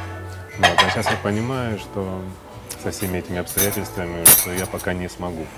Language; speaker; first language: Russian; native; Russian